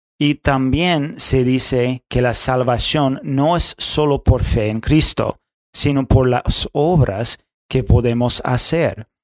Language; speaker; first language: Spanish; non-native, fluent; English